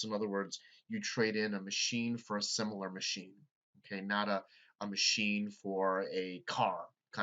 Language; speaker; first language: English; native; English